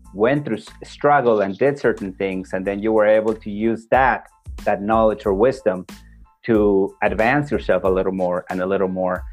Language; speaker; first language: English; non-native, fluent; Spanish